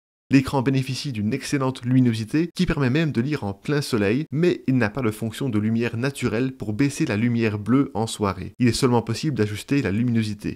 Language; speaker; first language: French; native; French